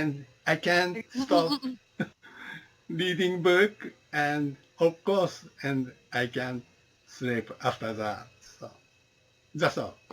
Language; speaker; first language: English; non-native, learner; Japanese